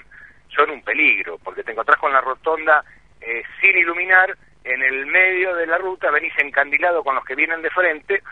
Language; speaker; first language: Spanish; native; Spanish